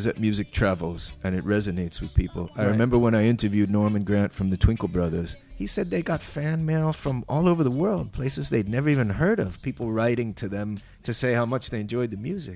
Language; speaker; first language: English; native; English